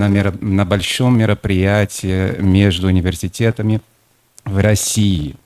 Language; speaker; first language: Russian; non-native, fluent; Portuguese